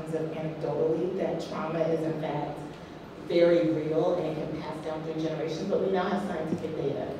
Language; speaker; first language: English; native; English